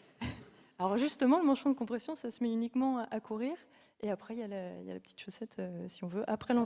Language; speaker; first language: French; native; French